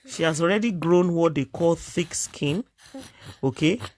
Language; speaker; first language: English; non-native, local second language; Yoruba